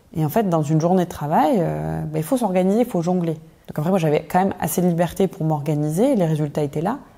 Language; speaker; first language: French; native; French